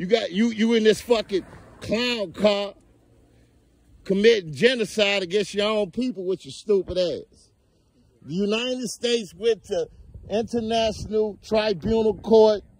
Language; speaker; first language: English; native; English